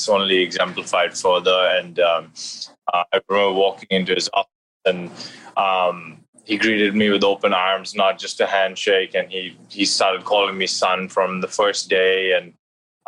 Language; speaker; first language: English; non-native, local second language; Hindi